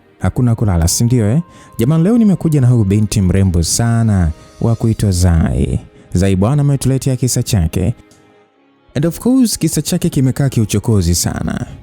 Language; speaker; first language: Swahili; native; Swahili